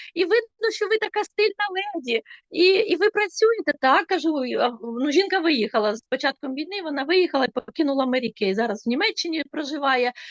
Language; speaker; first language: Ukrainian; non-native, local second language; Russian